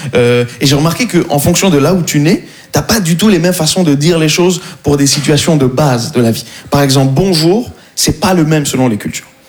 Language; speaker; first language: French; non-native, local second language; Arabic